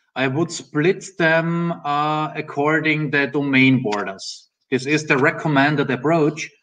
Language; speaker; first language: English; non-native, fluent; German